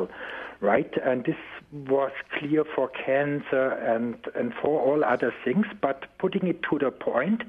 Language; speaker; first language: English; non-native, fluent; German